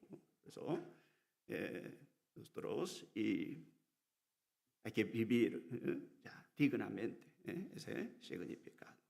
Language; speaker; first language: Spanish; non-native, learner; Korean